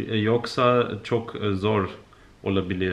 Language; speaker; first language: Turkish; non-native, learner; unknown